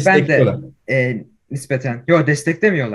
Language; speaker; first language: Turkish; early bilingual, heritage; Turkish